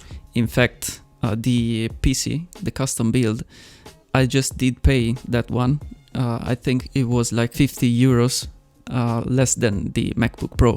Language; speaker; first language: English; non-native, fluent; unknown